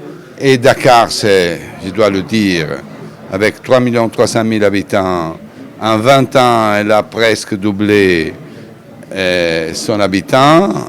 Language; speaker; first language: French; non-native, fluent; Italian